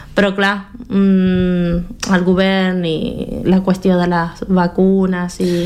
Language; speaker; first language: Catalan; non-native, fluent; Spanish